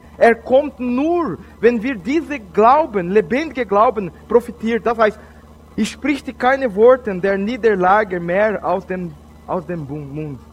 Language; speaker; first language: German; non-native, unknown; Portuguese